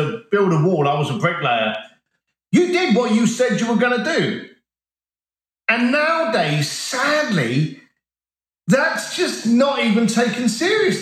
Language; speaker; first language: English; native; English